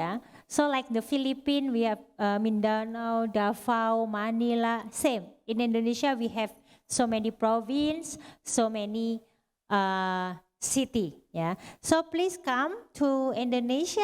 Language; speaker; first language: English; non-native, learner; Indonesian